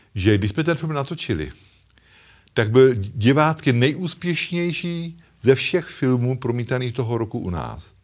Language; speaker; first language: Czech; native; Czech